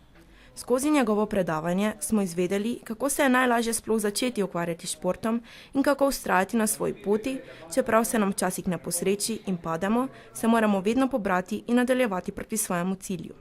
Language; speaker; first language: Slovenian; native; Slovenian